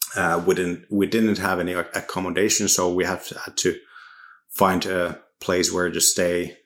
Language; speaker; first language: English; non-native, fluent; Finnish